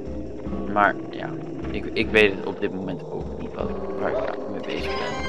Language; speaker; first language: Dutch; native; Dutch